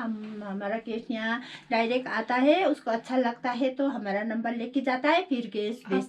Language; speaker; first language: Hindi; non-native, local second language; Nepali